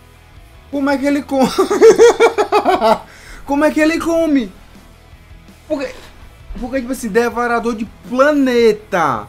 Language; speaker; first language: Portuguese; native; Portuguese